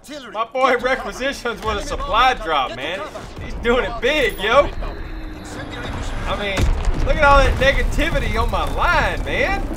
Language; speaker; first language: English; native; English